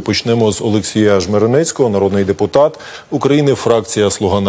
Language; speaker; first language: Ukrainian; native; Ukrainian